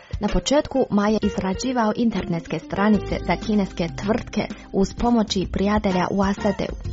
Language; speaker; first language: Croatian; non-native, fluent; Chinese